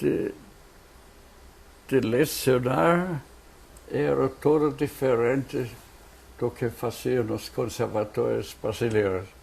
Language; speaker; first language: Portuguese; non-native, fluent; German